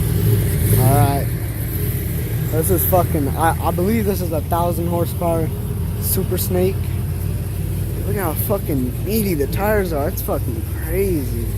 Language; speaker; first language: English; native; English